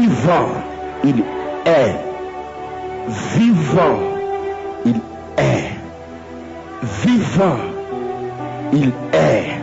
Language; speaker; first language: French; native; French